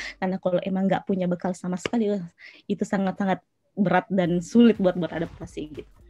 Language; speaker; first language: Indonesian; native; Indonesian